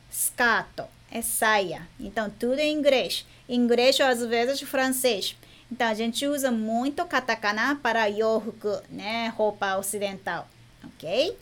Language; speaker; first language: Portuguese; non-native, fluent; Japanese